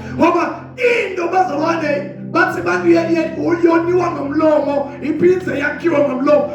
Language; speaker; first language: Zulu; non-native, local second language; Swati